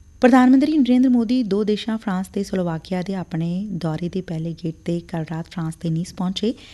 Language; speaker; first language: Punjabi; native; Punjabi